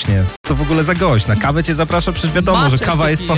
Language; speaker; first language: Polish; native; Polish